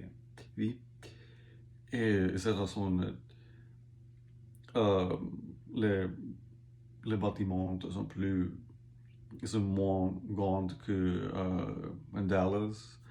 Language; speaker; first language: French; non-native, learner; English